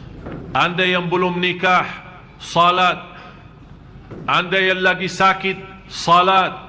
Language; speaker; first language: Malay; non-native, fluent; Arabic